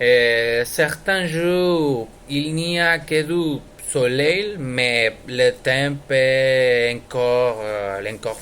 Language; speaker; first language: French; non-native, learner; Spanish